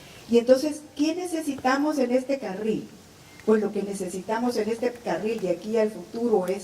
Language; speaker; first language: Spanish; native; Spanish